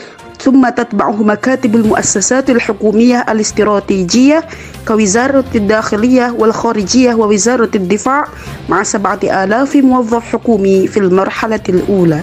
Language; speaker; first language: Arabic; non-native, learner; Indonesian